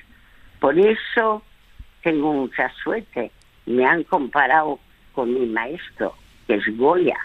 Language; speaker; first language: Spanish; early bilingual, other home language; French